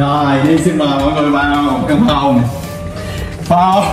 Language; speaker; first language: Vietnamese; native; Vietnamese